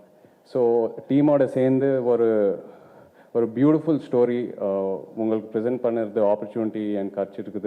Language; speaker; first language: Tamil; non-native, local second language; Telugu